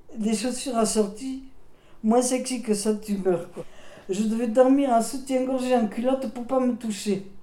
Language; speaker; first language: French; non-native, local second language; Swiss German